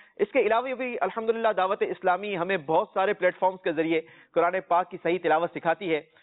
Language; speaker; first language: Urdu; native; Urdu